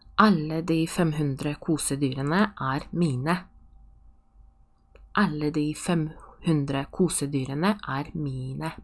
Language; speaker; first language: Norwegian; non-native, fluent; Polish